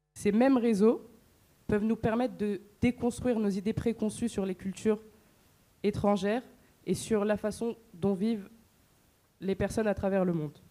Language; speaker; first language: French; native; French